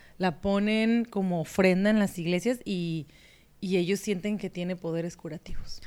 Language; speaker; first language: Spanish; native; Spanish